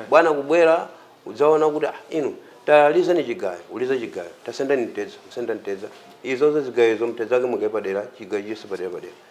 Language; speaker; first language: Nyanja; native; Nyanja